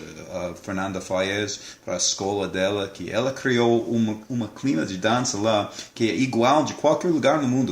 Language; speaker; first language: Portuguese; non-native, fluent; English